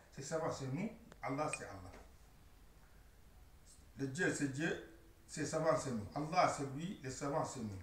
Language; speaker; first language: French; non-native, learner; Arabic